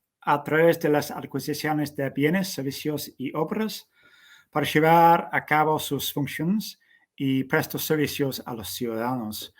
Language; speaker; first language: Spanish; non-native, fluent; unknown